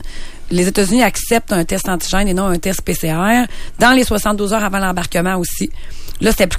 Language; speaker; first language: French; native; French